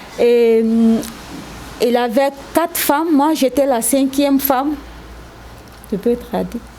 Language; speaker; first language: French; non-native, local second language; Susu